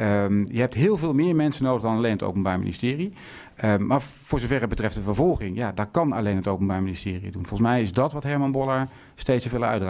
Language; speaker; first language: Dutch; native; Dutch